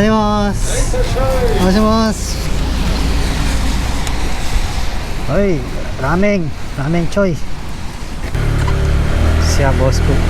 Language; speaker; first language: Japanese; non-native, learner; Indonesian